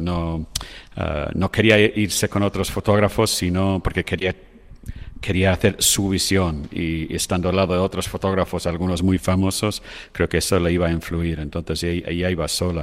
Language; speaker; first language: Spanish; non-native, fluent; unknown